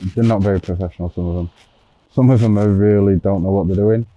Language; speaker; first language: English; native; English